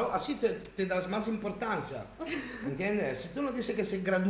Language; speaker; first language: Spanish; non-native, learner; Italian